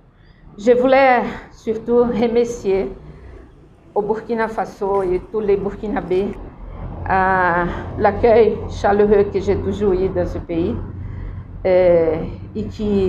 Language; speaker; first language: French; non-native, fluent; Portuguese